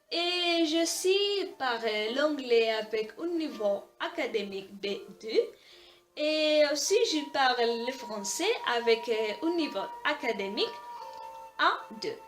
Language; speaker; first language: French; non-native, learner; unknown